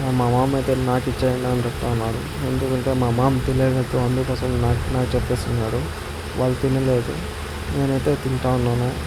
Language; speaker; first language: Telugu; non-native, local second language; Urdu